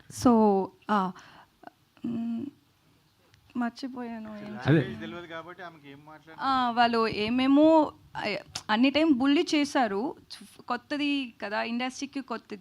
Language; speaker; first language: Telugu; non-native, learner; Tamil